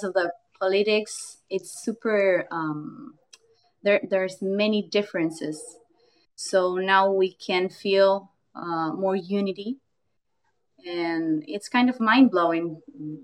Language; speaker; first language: English; non-native, fluent; Spanish